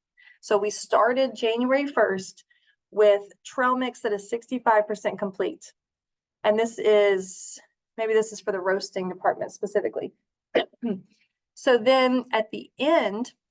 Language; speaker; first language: English; native; English